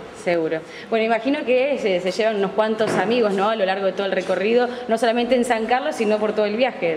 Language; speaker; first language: Spanish; native; Spanish